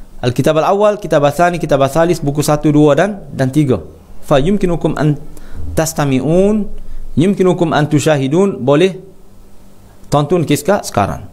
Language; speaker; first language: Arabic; non-native, fluent; Malay